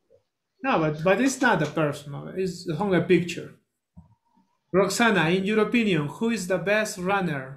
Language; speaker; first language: English; non-native, learner; Spanish